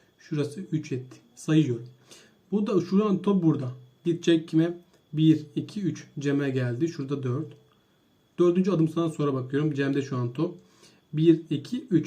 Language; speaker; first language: Turkish; native; Turkish